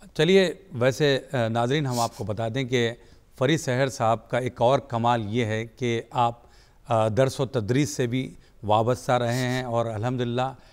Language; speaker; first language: Urdu; native; Urdu